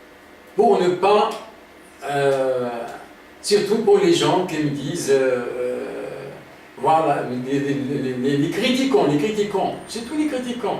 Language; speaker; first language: French; non-native, local second language; Arabic